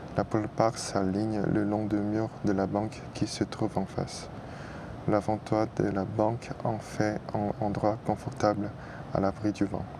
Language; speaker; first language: French; non-native, fluent; Korean